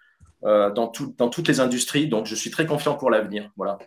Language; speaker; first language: French; native; French